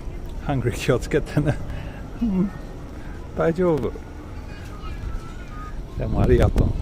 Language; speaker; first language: Japanese; non-native, learner; Swedish